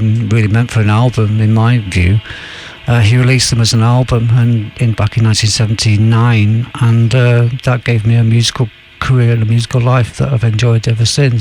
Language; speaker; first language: English; native; English